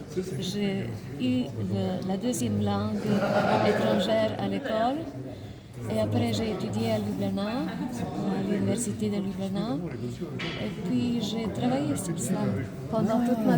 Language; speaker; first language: French; non-native, fluent; Slovenian